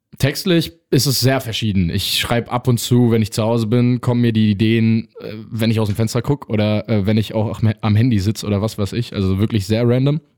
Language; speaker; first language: German; native; German